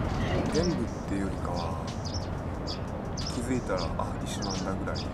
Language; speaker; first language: Japanese; native; Japanese